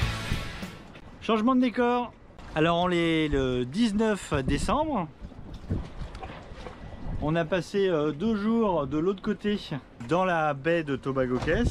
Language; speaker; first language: French; native; French